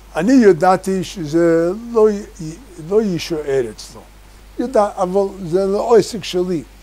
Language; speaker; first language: Hebrew; non-native, fluent; English